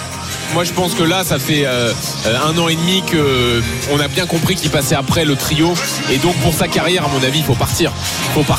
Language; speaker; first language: French; native; French